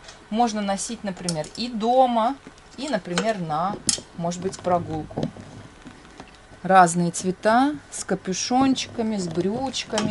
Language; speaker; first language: Russian; native; Russian